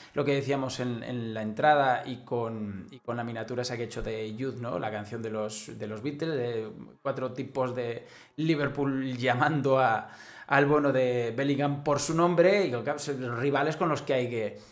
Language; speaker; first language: Spanish; native; Spanish